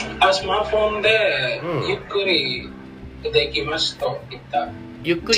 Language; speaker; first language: Japanese; non-native, learner; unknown